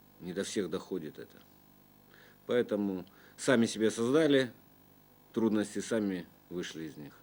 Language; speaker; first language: Russian; native; Russian